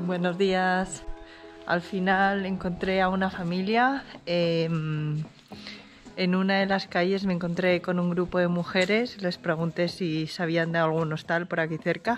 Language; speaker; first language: Spanish; early bilingual, other home language; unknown